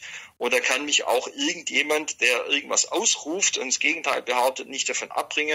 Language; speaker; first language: German; native; German